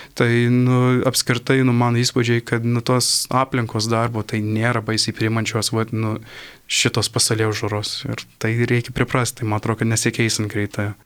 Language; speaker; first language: Lithuanian; early bilingual, heritage; Lithuanian